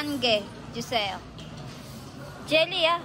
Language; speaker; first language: Korean; non-native, learner; Filipino